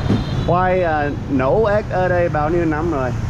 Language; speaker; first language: Vietnamese; non-native, learner; English